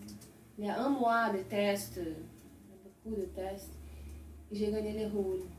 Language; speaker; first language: French; non-native, learner; Portuguese